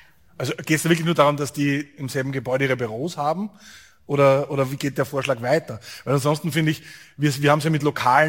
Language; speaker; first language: German; native; German